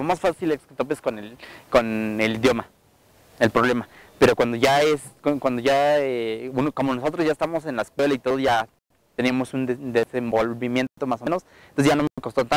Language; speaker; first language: Spanish; non-native, local second language; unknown